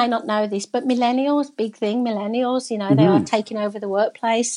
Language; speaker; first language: English; native; English